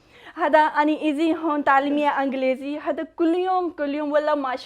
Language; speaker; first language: Arabic; non-native, learner; Punjabi